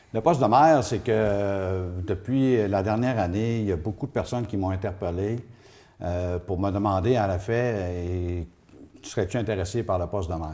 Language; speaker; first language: French; native; French